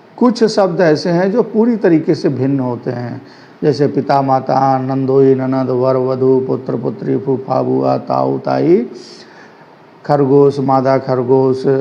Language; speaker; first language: Hindi; native; Hindi